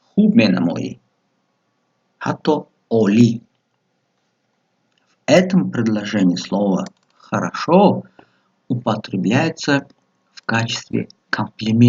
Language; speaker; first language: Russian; non-native, local second language; Tajik